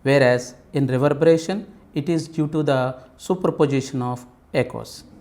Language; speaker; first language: English; non-native, local second language; Telugu